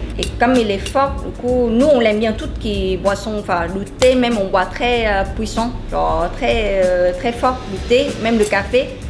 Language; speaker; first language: French; non-native, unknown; Vietnamese